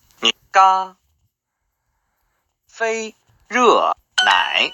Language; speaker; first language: Chinese; non-native, learner; English